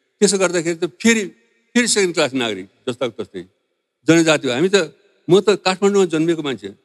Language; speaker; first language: Nepali; non-native, local second language; Newari